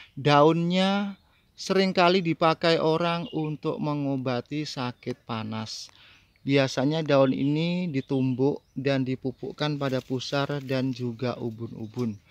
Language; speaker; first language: Indonesian; native; Indonesian